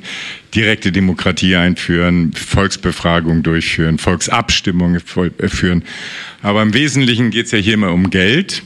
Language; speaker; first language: German; native; German